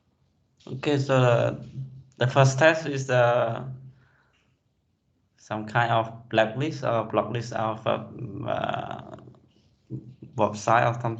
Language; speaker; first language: English; non-native, fluent; Khmer